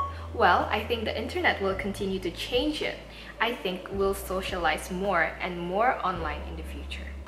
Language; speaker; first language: English; non-native, fluent; Indonesian